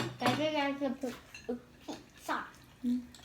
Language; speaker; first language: Swedish; early bilingual, other home language; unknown